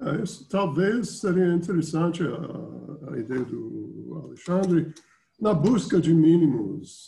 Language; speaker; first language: Portuguese; non-native, fluent; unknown